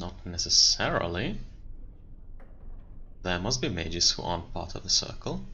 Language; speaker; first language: English; non-native, fluent; German